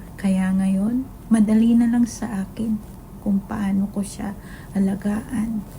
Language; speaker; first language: Filipino; native; Filipino